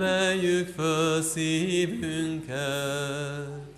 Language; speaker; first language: Hungarian; native; Hungarian